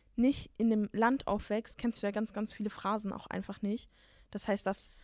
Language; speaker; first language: German; native; German